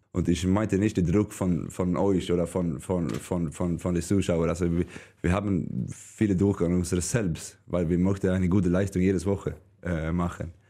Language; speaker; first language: German; non-native, learner; Swedish